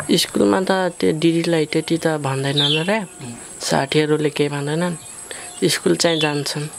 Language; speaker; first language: Nepali; non-native, local second language; Dangaura Tharu